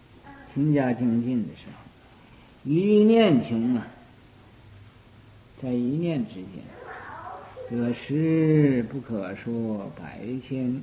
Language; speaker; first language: Chinese; native; Chinese